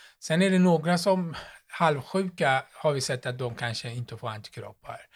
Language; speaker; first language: Swedish; non-native, fluent; Persian